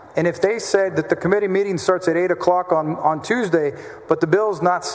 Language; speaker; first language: English; native; English